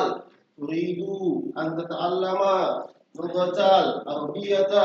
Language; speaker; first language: Arabic; non-native, fluent; Indonesian